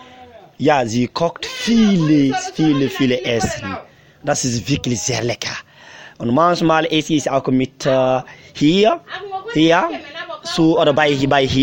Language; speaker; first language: German; non-native, learner; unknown